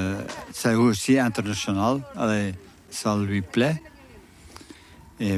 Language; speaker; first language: French; non-native, local second language; Dutch